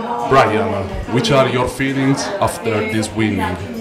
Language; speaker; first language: English; non-native, learner; Italian